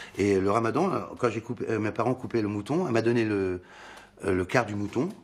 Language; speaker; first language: French; early bilingual, other home language; Arabic